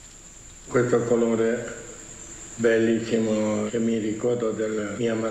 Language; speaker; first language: Italian; non-native, fluent; Tibetan